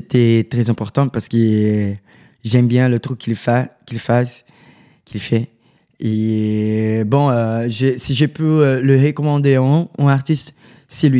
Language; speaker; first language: French; non-native, learner; Portuguese